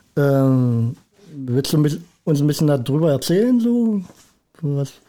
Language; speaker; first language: German; native; German